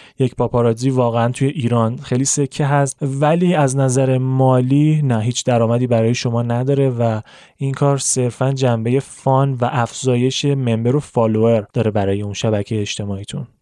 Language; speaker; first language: Persian; native; Persian